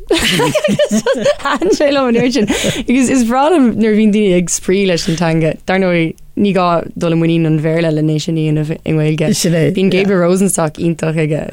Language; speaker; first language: Irish; non-native, local second language; English